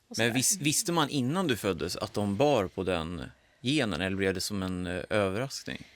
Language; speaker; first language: Swedish; native; Swedish